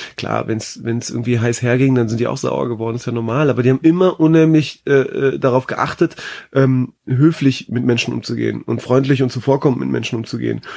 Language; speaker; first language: German; early bilingual, other home language; Persian